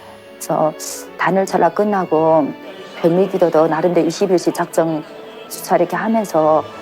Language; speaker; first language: Korean; native; Korean